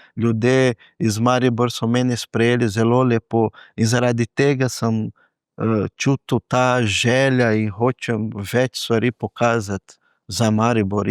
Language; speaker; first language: Slovenian; non-native, fluent; Portuguese